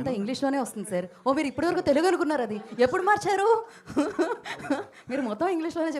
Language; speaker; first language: Telugu; native; Telugu